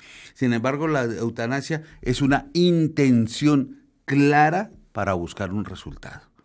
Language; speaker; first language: Spanish; native; Spanish